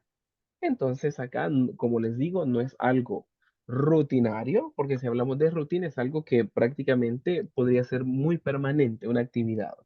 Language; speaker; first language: Spanish; native; Spanish